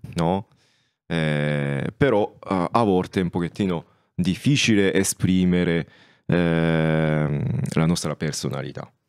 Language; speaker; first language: Italian; non-native, fluent; Japanese